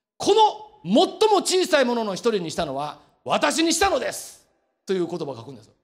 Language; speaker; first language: Japanese; native; Japanese